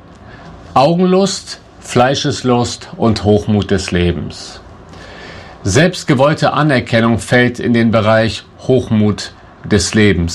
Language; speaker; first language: German; native; German